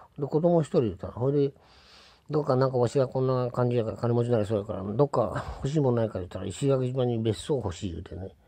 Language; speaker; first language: Japanese; native; Japanese